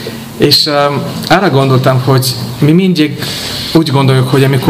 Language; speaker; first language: Hungarian; non-native, fluent; English